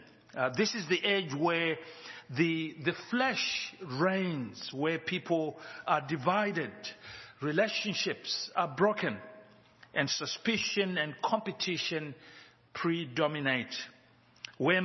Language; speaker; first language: English; non-native, local second language; Shona